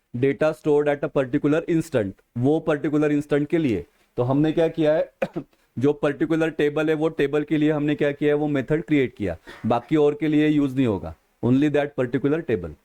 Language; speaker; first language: Hindi; non-native, local second language; Marathi